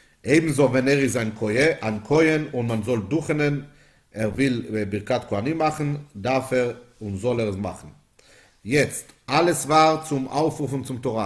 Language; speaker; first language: German; non-native, fluent; Yiddish